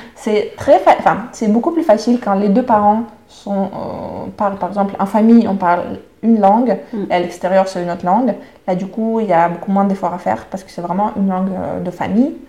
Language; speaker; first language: French; non-native, fluent; Russian